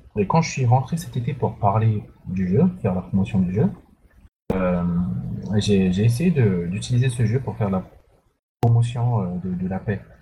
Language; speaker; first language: French; non-native, local second language; Sango